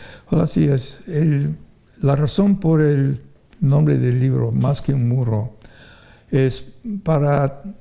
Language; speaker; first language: Spanish; non-native, fluent; English